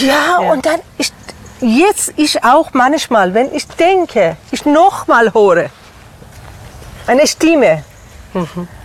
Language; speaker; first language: German; non-native, learner; Persian